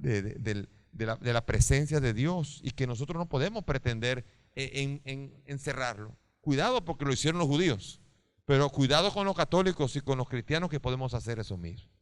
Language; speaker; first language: Spanish; native; Spanish